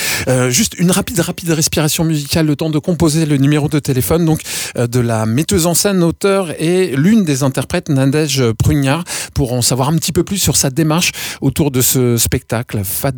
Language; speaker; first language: French; native; French